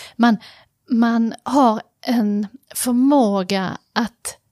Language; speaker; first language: Swedish; native; Swedish